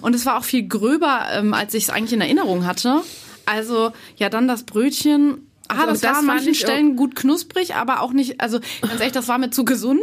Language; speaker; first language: German; native; German